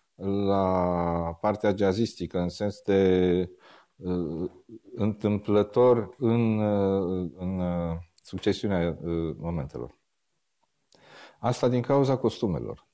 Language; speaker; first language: Romanian; native; Romanian